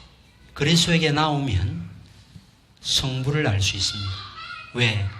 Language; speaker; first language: Korean; native; Korean